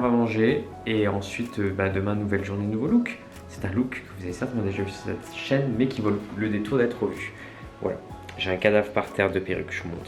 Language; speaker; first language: French; native; French